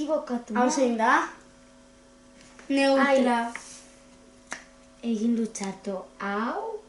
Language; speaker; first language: Basque; non-native, local second language; Spanish